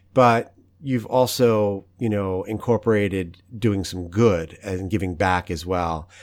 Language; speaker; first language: English; native; English